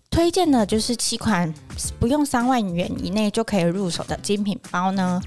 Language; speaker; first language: Chinese; native; Chinese